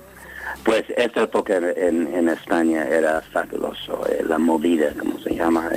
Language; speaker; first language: Spanish; non-native, learner; English